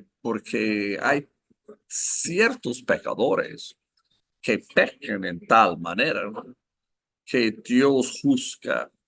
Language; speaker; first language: Spanish; non-native, fluent; English